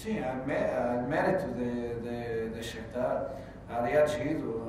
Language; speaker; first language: Italian; non-native, fluent; Portuguese